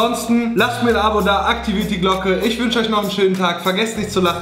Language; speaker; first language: German; native; German